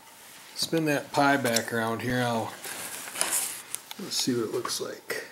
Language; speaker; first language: English; native; English